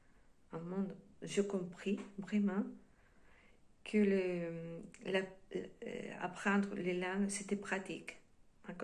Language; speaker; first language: French; non-native, fluent; Spanish